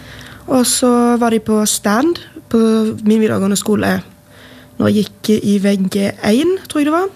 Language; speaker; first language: Norwegian; native; Norwegian